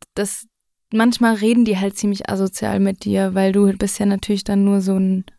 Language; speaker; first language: German; native; German